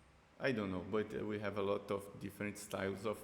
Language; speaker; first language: English; non-native, fluent; Portuguese